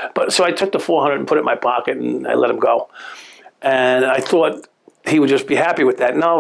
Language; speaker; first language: English; native; English